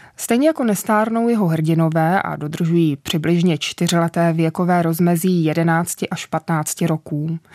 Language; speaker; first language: Czech; native; Czech